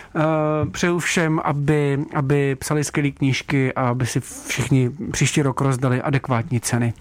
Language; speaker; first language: Czech; native; Czech